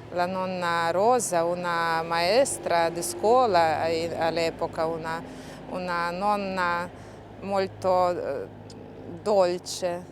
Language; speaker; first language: Italian; non-native, learner; Russian